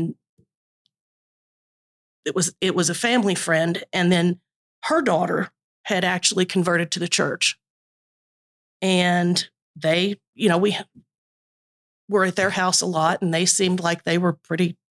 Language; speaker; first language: English; native; English